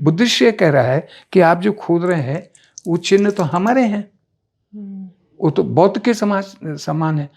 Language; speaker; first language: Hindi; native; Hindi